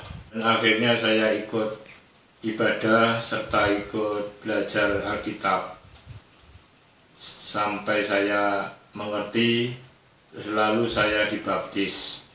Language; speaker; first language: Indonesian; non-native, local second language; Javanese